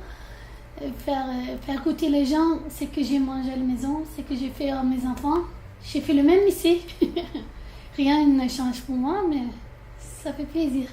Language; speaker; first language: French; non-native, learner; Turkish